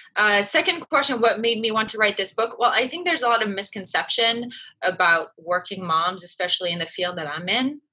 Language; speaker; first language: English; early bilingual, other home language; French